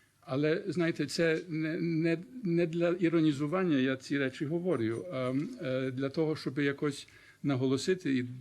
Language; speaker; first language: Ukrainian; early bilingual, heritage; Ukrainian